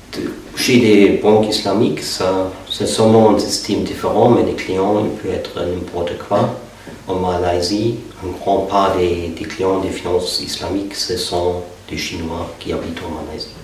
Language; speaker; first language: French; non-native, fluent; German